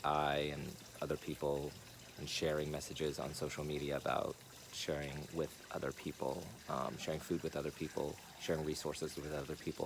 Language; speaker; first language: English; native; English